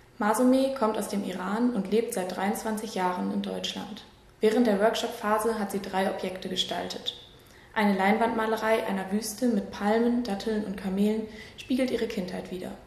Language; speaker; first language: German; native; German